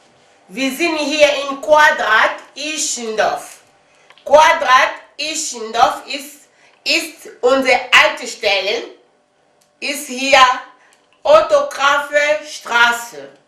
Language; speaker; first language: German; non-native, learner; Lingala